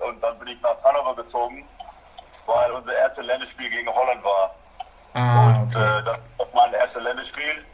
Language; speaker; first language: German; non-native, fluent; Afrikaans